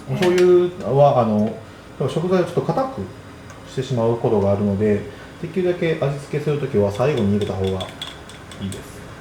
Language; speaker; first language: Japanese; native; Japanese